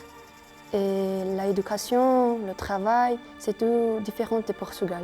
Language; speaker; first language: French; non-native, learner; Portuguese